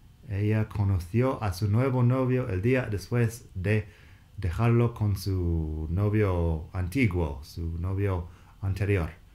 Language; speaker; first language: Spanish; non-native, fluent; English